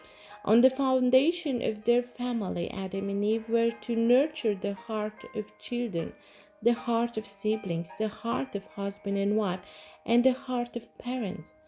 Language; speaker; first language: English; non-native, fluent; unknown